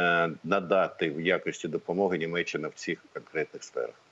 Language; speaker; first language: Ukrainian; native; Ukrainian